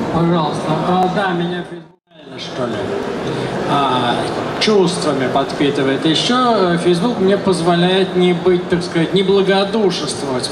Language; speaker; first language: Russian; native; Russian